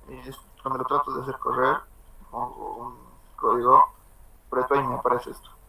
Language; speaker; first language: Spanish; native; Spanish